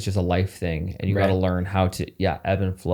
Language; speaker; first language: English; native; English